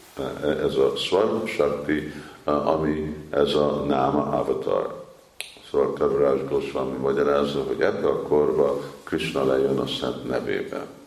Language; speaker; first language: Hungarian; early bilingual, heritage; Hungarian